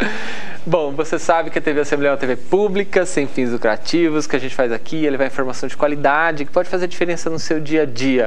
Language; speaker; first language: Portuguese; native; Portuguese